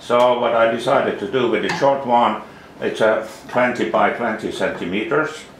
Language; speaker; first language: English; non-native, fluent; Finnish